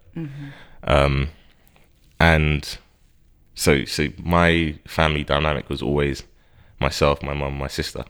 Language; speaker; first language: English; native; English